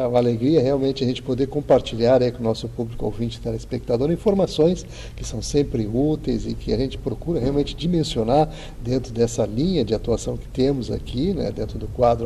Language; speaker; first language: Portuguese; native; Portuguese